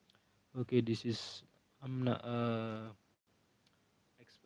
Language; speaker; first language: English; non-native, learner; Indonesian